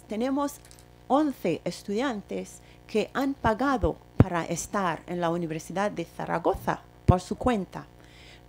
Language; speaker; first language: Spanish; non-native, fluent; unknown